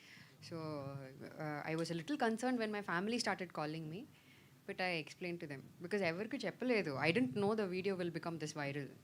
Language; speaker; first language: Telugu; non-native, fluent; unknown